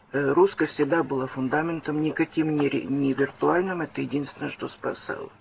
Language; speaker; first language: Russian; early bilingual, heritage; Russian